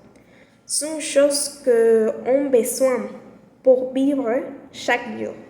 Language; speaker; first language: French; non-native, learner; Spanish